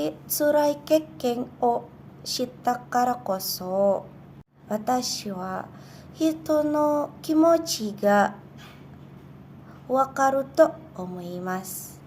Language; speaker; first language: Japanese; non-native, learner; Indonesian